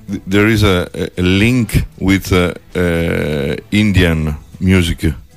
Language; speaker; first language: English; non-native, learner; Italian